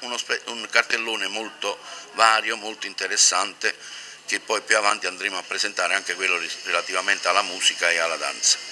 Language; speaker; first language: Italian; native; Italian